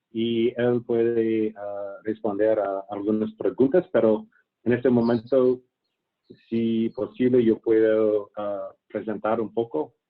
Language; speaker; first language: Spanish; non-native, fluent; English